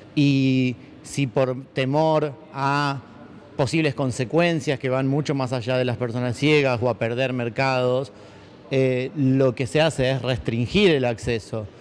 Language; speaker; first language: Spanish; native; Spanish